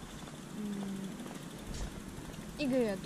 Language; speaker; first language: Chinese; non-native, fluent; Russian